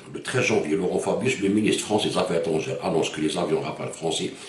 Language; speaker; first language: French; non-native, local second language; Arabic